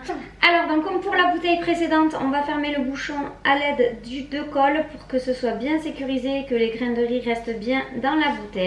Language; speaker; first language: French; native; French